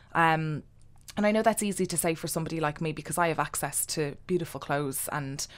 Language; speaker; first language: English; native; English